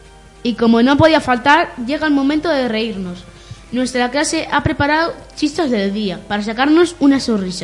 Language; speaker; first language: Spanish; native; Spanish